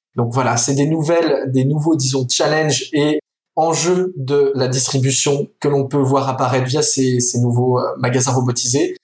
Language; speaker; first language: French; native; French